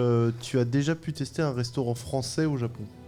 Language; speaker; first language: French; native; French